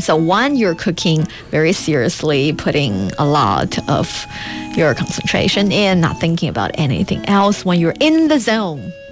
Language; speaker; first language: English; non-native, fluent; Chinese